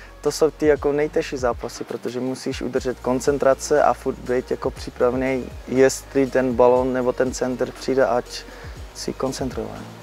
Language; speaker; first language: Czech; non-native, fluent; Dutch